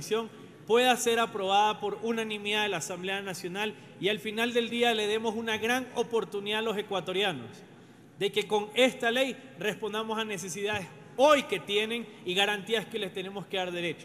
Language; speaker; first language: Spanish; native; Spanish